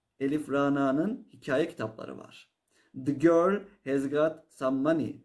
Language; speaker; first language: English; non-native, fluent; Turkish